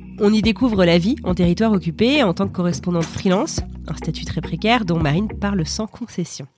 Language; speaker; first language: French; native; French